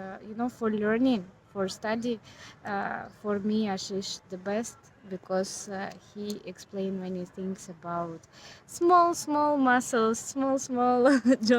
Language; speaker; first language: English; non-native, learner; Ukrainian